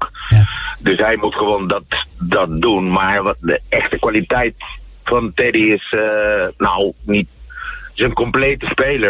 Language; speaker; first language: Dutch; non-native, fluent; Spanish